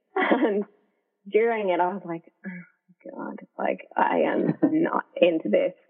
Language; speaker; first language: English; native; English